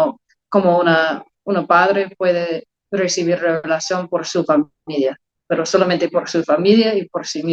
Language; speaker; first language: Spanish; non-native, learner; English